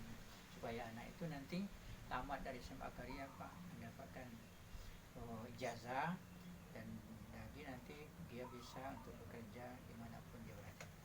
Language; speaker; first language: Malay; non-native, local second language; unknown